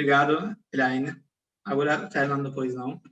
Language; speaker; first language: Portuguese; non-native, fluent; Turkish